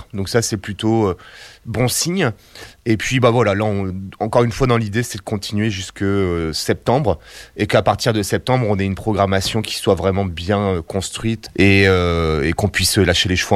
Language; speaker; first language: French; native; French